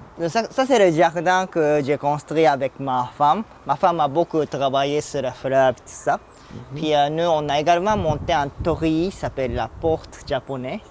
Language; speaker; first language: French; non-native, fluent; Japanese